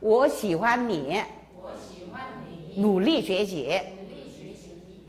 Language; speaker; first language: Chinese; non-native, fluent; Korean